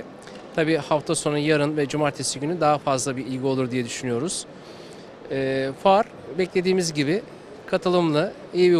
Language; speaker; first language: Turkish; native; Turkish